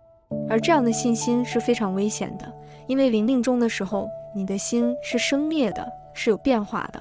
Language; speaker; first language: Chinese; native; Chinese